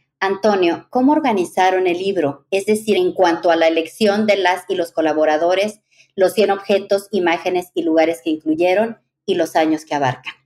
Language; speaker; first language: Spanish; native; Spanish